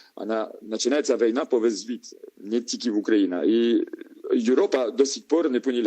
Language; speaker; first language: Ukrainian; non-native, learner; French